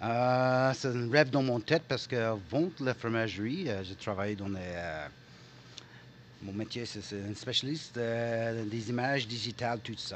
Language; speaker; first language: French; non-native, local second language; English